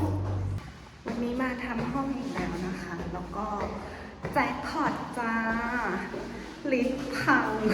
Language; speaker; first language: Thai; native; Thai